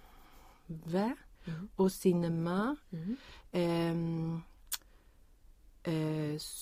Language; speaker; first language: French; non-native, learner; Swedish